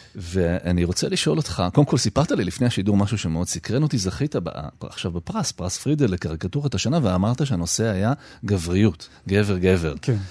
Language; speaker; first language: Hebrew; native; Hebrew